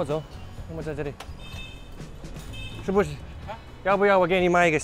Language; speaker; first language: Chinese; non-native, learner; English